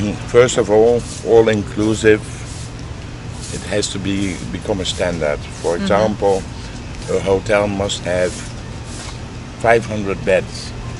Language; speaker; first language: English; non-native, fluent; Dutch